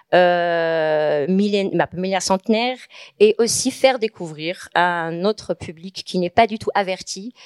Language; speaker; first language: French; non-native, local second language; Arabic